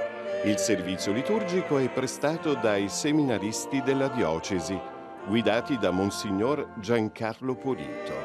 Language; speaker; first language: Italian; native; Italian